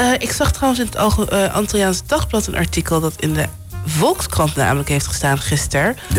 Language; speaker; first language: Dutch; non-native, local second language; Papiamento